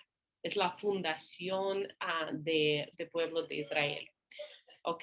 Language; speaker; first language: Spanish; non-native, fluent; English